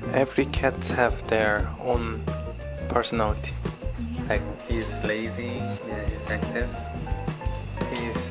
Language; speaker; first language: English; non-native, learner; Korean